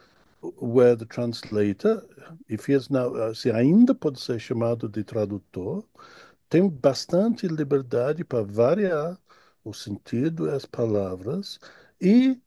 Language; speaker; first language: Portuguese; non-native, fluent; English